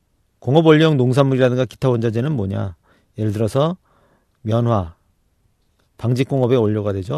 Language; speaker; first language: Korean; native; Korean